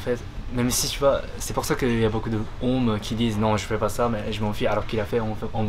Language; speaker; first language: French; non-native, fluent; Japanese